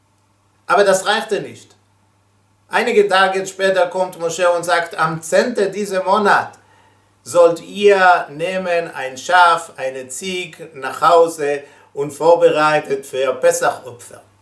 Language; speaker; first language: German; non-native, fluent; Hebrew